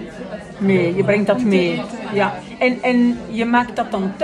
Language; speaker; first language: Dutch; non-native, fluent; French